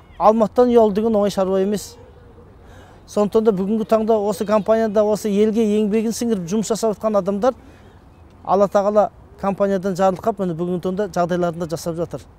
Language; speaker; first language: Kazakh; early bilingual, heritage; Kazakh